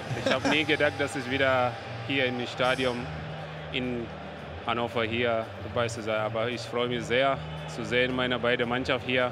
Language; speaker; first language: German; non-native, learner; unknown